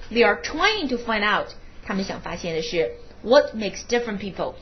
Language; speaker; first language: English; non-native, fluent; Chinese